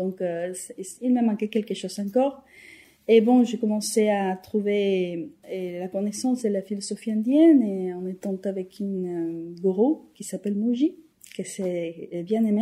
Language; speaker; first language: French; non-native, fluent; Spanish